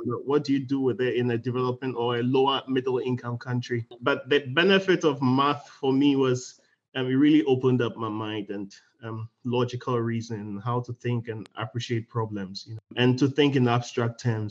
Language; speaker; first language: English; non-native, local second language; Akan